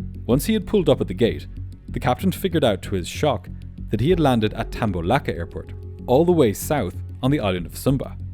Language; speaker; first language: English; native; English